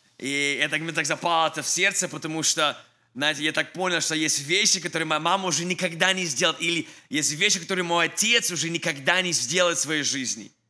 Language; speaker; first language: Russian; early bilingual, heritage; English